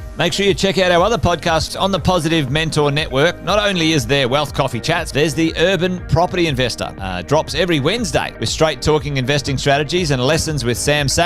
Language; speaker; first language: English; native; English